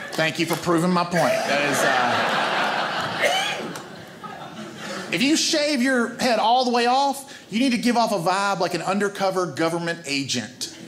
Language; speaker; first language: English; native; English